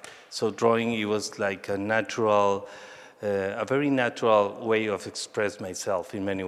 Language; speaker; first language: English; non-native, fluent; Spanish